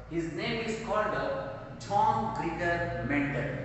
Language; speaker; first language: English; non-native, local second language; Kannada